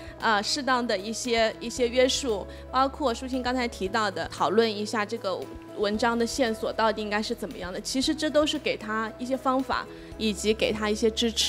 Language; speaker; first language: Chinese; native; Chinese